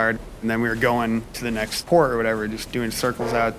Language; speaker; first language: English; native; English